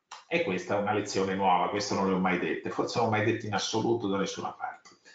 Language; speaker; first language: Italian; native; Italian